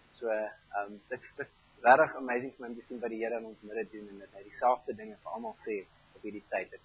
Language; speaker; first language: Afrikaans; non-native, fluent; German